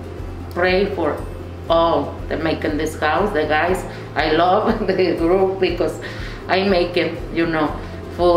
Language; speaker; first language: English; non-native, learner; Spanish